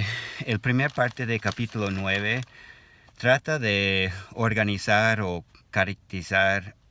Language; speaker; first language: Spanish; non-native, learner; English